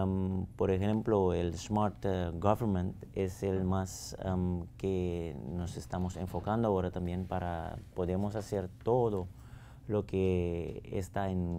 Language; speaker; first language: Spanish; non-native, fluent; Papiamento